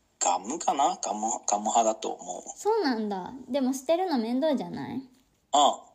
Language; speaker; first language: Japanese; native; Japanese